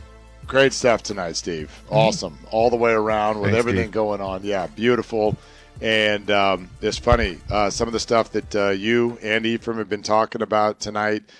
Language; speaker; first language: English; native; English